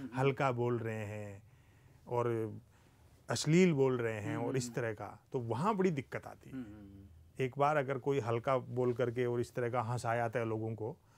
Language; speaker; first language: Hindi; native; Hindi